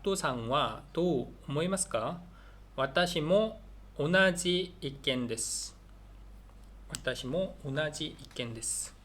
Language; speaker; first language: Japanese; non-native, learner; Korean